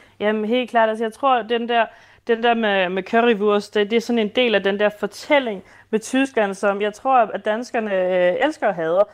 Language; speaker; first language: Danish; native; Danish